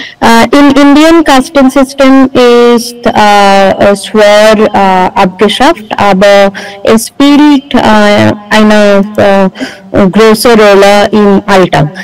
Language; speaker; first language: German; non-native, learner; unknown